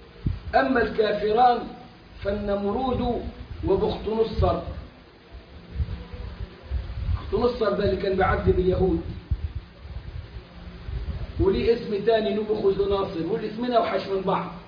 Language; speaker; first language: Arabic; native; Arabic